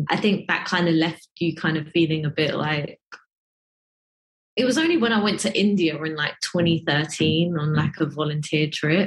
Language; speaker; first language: English; native; English